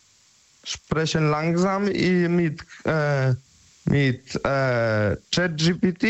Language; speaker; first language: German; non-native, learner; Polish